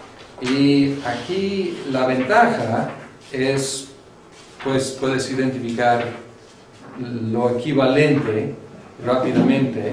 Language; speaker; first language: Spanish; non-native, fluent; English